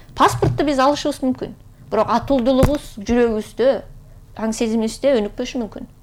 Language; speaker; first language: Kyrgyz; native; Kyrgyz